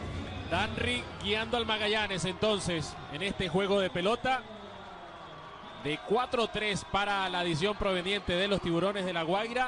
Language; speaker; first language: Spanish; native; Spanish